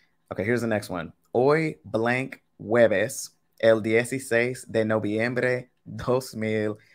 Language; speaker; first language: Spanish; non-native, fluent; English